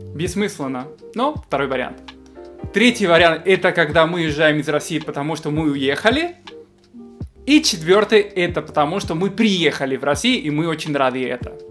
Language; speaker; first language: Russian; non-native, fluent; Spanish